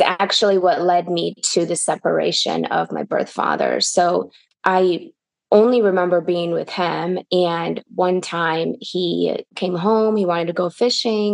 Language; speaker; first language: English; early bilingual, other home language; Russian